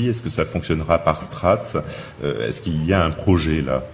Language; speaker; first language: French; native; French